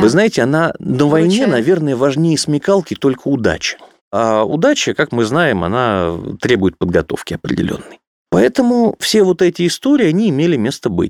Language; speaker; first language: Russian; native; Russian